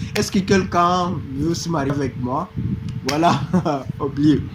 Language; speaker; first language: French; non-native, fluent; Portuguese